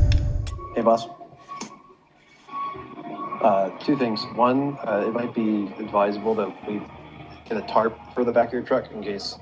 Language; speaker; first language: English; native; English